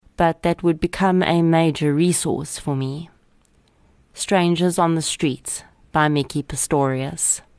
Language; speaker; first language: English; native; English